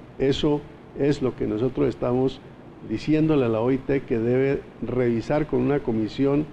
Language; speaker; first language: Spanish; native; Spanish